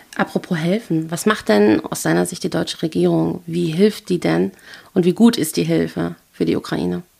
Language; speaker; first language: German; native; German